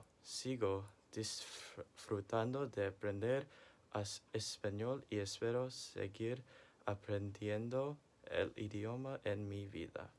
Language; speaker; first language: Spanish; non-native, learner; English